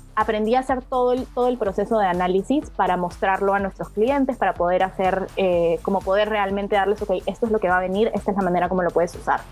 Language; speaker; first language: Spanish; native; Spanish